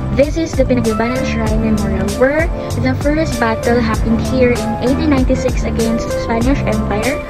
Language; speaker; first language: English; non-native, local second language; Filipino